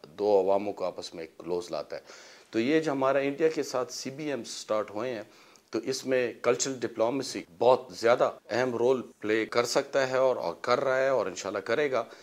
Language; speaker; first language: Urdu; non-native, local second language; Pashto